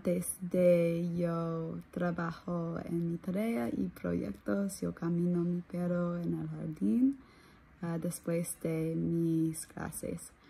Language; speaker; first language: Spanish; non-native, learner; English